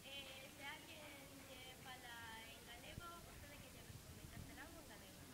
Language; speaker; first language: Galician; non-native, local second language; Spanish